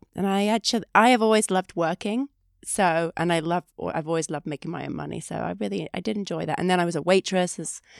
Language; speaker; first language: English; native; English